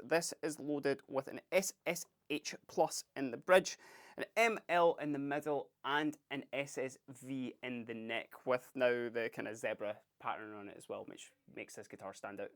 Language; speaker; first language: English; native; English